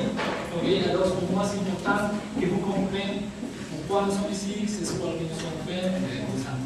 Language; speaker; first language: French; non-native, learner; Spanish